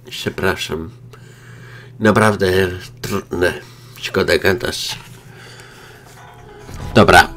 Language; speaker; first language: Polish; non-native, learner; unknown